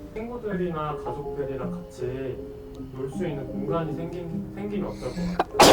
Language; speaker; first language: Korean; native; Korean